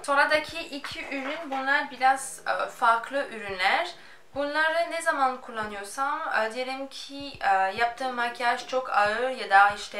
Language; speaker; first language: Turkish; non-native, fluent; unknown